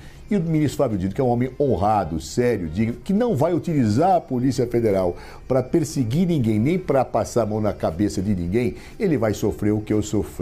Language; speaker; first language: Portuguese; native; Portuguese